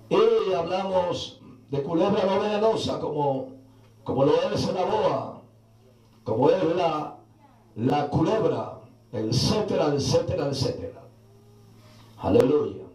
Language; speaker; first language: Spanish; native; Spanish